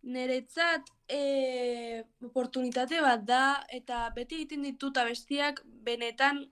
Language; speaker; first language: Basque; non-native, local second language; Spanish